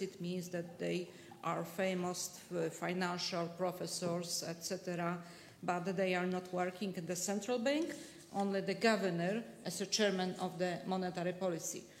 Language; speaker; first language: English; non-native, fluent; Polish